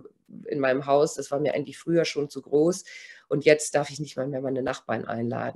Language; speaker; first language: German; native; German